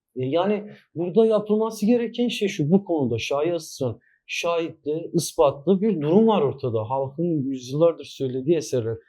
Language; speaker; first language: Turkish; non-native, local second language; Kurdish